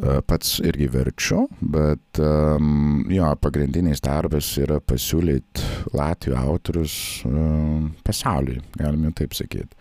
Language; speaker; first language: Lithuanian; non-native, fluent; English